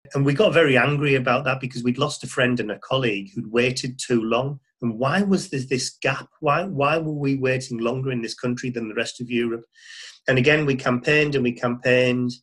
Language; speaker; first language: English; native; English